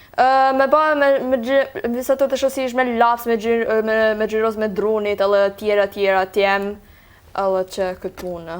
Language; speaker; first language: Albanian; early bilingual, heritage; Albanian